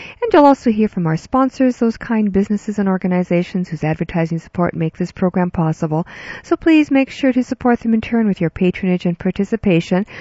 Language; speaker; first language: English; early bilingual, other home language; Ukrainian